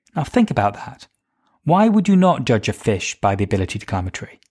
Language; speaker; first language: English; native; English